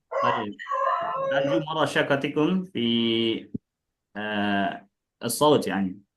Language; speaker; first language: Arabic; non-native, fluent; Indonesian